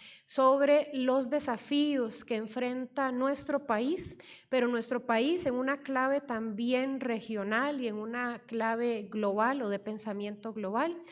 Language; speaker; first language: Spanish; native; Spanish